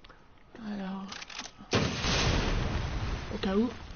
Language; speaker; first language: French; native; French